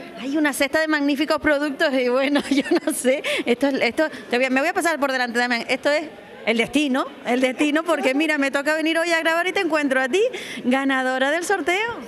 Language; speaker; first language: Spanish; native; Spanish